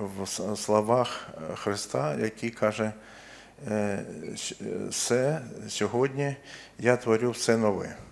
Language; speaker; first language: Ukrainian; non-native, local second language; Russian